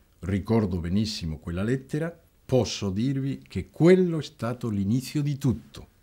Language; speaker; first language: Italian; non-native, fluent; Spanish